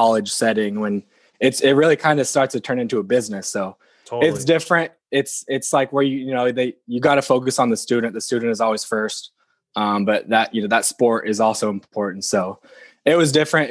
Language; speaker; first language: English; native; English